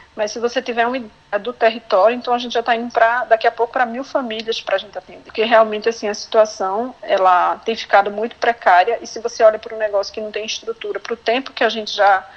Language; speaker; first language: Portuguese; native; Portuguese